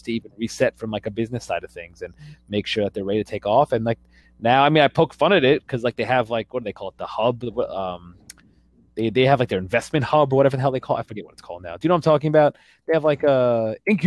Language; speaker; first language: English; native; English